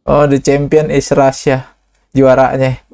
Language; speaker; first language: English; non-native, learner; Indonesian